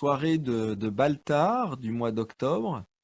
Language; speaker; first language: French; native; French